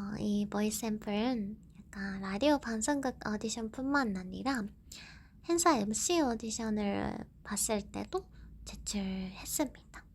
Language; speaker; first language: Korean; non-native, fluent; Japanese